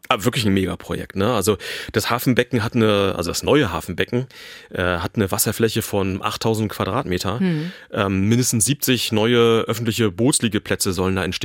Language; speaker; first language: German; native; German